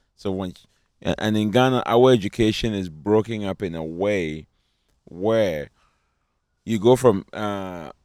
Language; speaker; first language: English; non-native, local second language; Akan